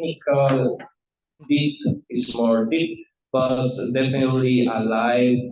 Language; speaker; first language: English; non-native, learner; Spanish